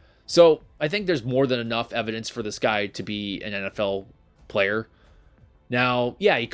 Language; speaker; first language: English; native; English